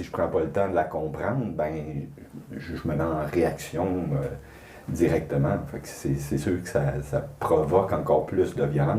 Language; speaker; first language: French; native; French